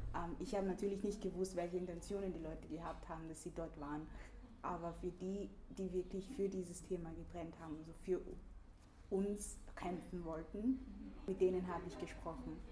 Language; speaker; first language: German; early bilingual, other home language; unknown